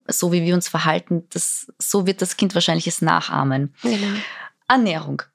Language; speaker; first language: German; native; German